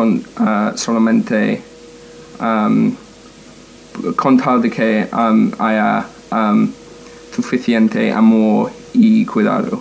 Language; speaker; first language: Spanish; non-native, learner; English